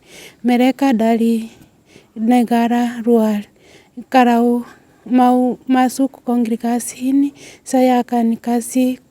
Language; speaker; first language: Indonesian; non-native, learner; Swahili